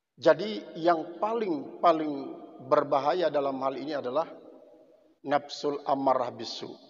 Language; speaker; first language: Indonesian; non-native, local second language; Sasak